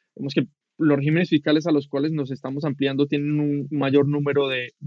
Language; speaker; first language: Spanish; native; Spanish